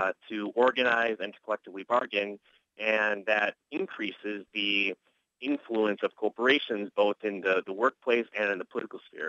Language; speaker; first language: English; native; English